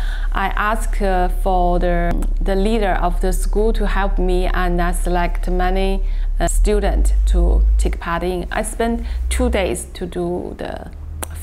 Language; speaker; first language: English; non-native, learner; Chinese